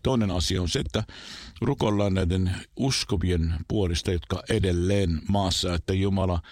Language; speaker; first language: Finnish; non-native, fluent; Arabic